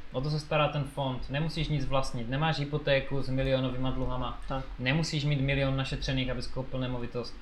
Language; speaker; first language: Czech; native; Czech